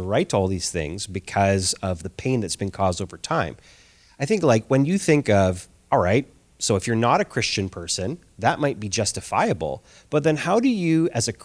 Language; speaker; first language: English; native; English